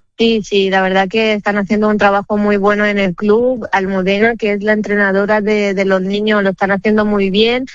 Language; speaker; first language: Spanish; non-native, fluent; Romanian